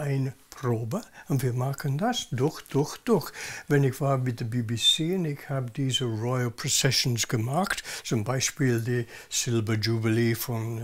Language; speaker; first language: German; non-native, learner; English